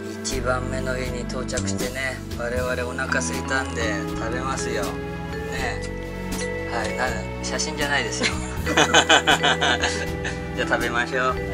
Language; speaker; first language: Japanese; native; Japanese